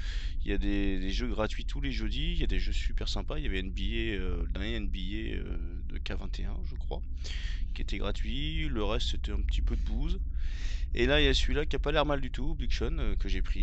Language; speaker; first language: French; native; French